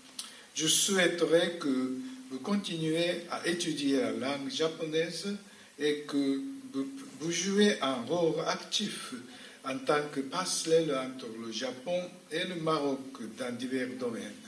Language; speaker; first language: French; non-native, fluent; Japanese